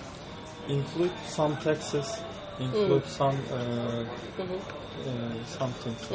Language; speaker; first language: English; non-native, learner; Turkish